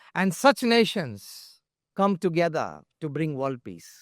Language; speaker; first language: English; non-native, local second language; Gujarati